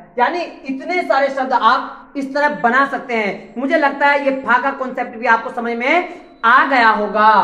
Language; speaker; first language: Hindi; native; Hindi